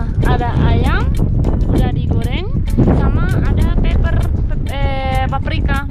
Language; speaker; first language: Indonesian; non-native, fluent; Spanish